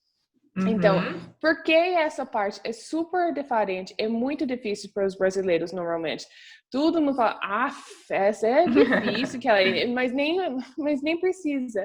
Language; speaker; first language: Portuguese; non-native, fluent; English